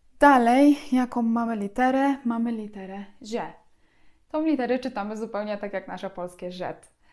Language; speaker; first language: Polish; native; Polish